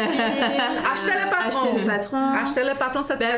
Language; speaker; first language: French; non-native, fluent; Portuguese